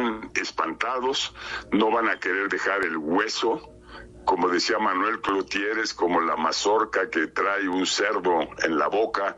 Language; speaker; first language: Spanish; native; Spanish